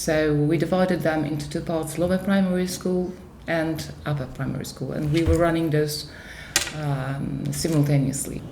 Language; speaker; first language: English; non-native, fluent; Polish